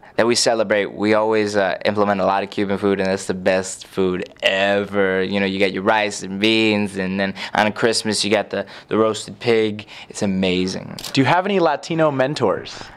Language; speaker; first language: English; native; English